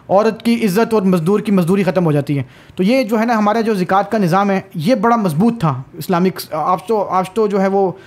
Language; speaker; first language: Urdu; native; Urdu